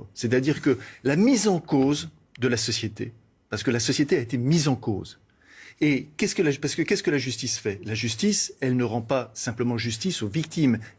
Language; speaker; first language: French; native; French